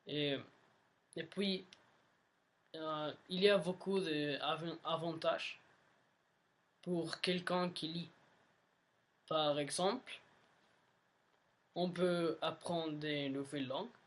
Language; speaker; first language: French; non-native, learner; Spanish